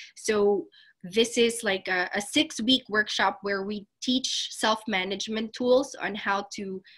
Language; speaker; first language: English; non-native, local second language; Filipino